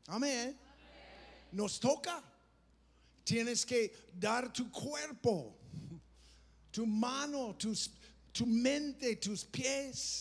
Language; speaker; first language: Spanish; non-native, fluent; English